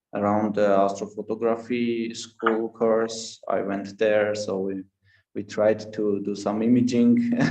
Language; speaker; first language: English; non-native, fluent; Armenian